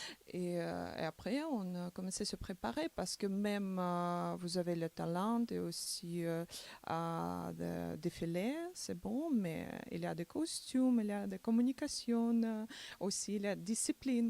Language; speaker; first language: French; non-native, learner; Macedonian